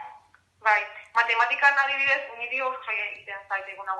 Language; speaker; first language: Basque; non-native, local second language; Spanish